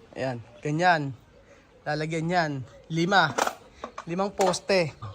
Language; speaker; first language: Filipino; native; Filipino